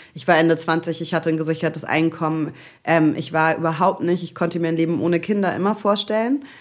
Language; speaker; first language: German; native; German